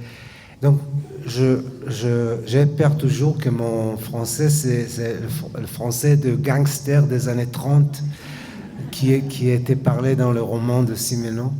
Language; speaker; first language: French; non-native, fluent; Hebrew